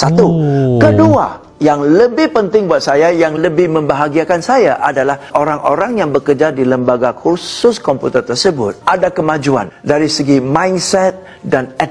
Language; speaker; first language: Indonesian; non-native, fluent; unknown